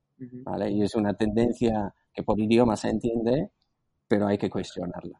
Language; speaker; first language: Spanish; non-native, fluent; Slovak